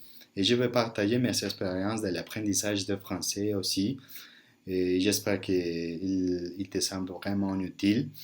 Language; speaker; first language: French; non-native, learner; Spanish